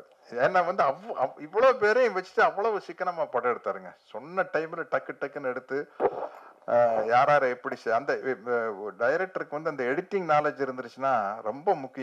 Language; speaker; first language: Tamil; native; Tamil